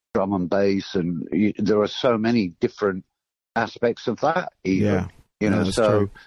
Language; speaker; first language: English; native; English